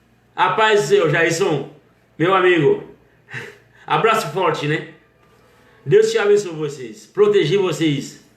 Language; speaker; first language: Portuguese; non-native, learner; Haitian Creole